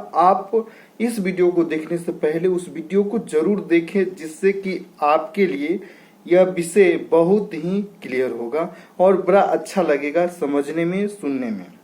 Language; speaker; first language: Hindi; native; Hindi